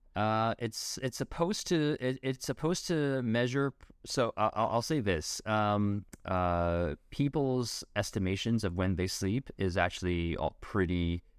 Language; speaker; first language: English; native; English